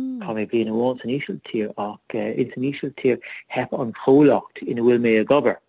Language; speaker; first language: Irish; non-native, learner; English